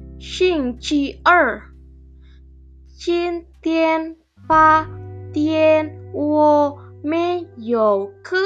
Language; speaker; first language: Chinese; non-native, learner; Indonesian